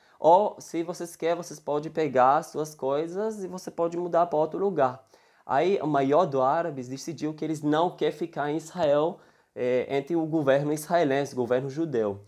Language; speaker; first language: Portuguese; early bilingual, heritage; Hebrew